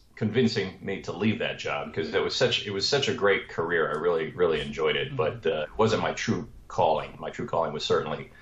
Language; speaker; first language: English; native; English